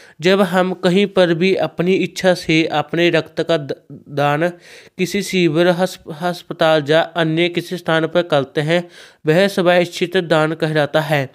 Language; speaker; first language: Hindi; non-native, local second language; Punjabi